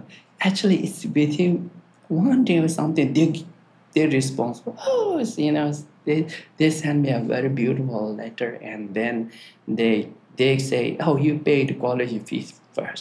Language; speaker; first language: English; non-native, learner; Tibetan